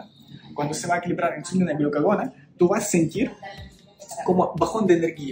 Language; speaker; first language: Spanish; non-native, learner; Ukrainian